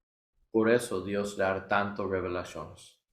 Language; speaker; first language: Spanish; non-native, learner; English